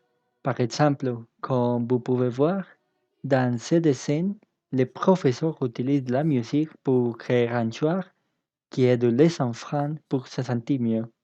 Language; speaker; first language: French; non-native, learner; Spanish